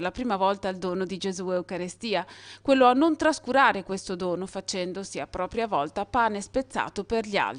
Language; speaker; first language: Italian; native; Italian